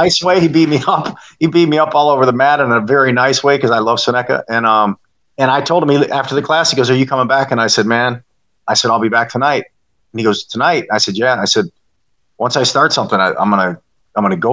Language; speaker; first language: English; native; English